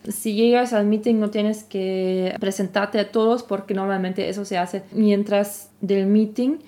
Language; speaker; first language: Spanish; non-native, fluent; German